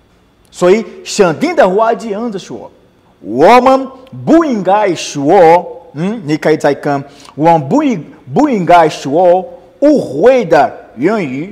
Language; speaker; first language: Chinese; non-native, learner; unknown